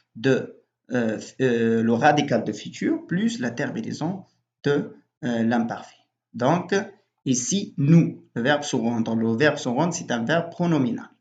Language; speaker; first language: French; non-native, local second language; Arabic